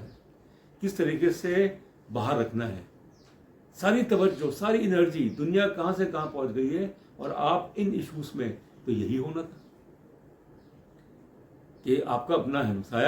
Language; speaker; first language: Urdu; native; Urdu